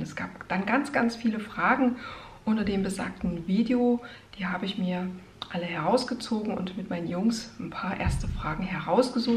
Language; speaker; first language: German; native; German